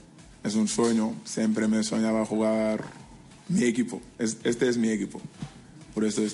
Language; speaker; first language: Spanish; non-native, learner; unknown